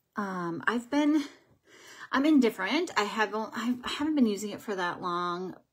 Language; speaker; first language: English; native; English